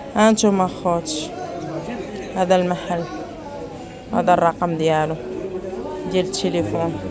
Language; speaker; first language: Arabic; native; Arabic